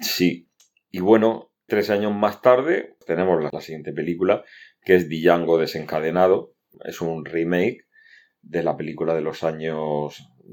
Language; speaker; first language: Spanish; native; Spanish